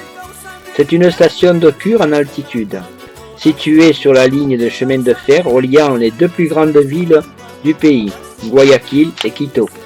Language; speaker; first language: French; native; French